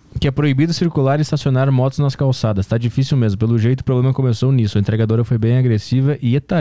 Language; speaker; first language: Portuguese; native; Portuguese